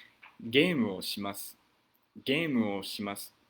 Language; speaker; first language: Japanese; non-native, fluent; English